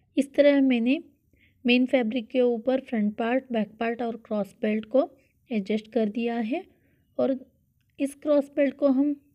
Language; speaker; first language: Hindi; non-native, local second language; Kannada